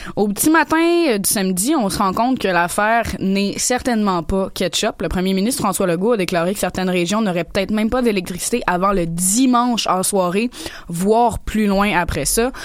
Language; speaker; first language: French; native; French